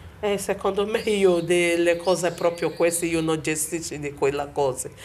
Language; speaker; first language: Italian; non-native, learner; Bini